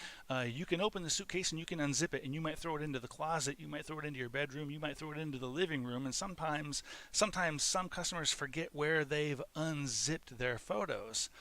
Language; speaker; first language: English; native; English